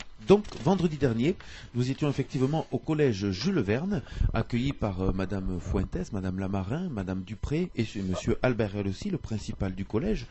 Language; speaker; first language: French; native; French